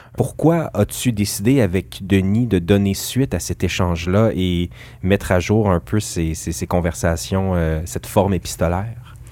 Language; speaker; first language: French; native; French